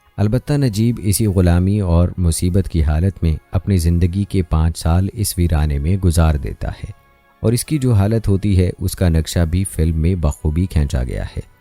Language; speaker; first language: Urdu; native; Urdu